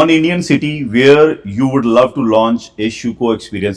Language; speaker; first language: English; non-native, local second language; Hindi